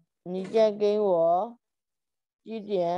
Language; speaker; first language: Chinese; non-native, learner; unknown